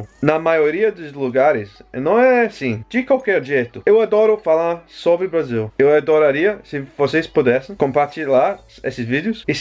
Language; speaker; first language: Portuguese; non-native, fluent; English